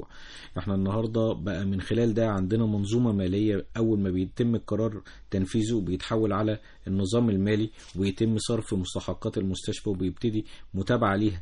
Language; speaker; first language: Arabic; native; Arabic